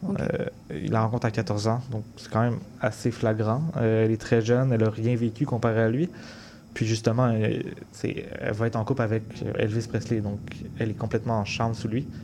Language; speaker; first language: French; native; French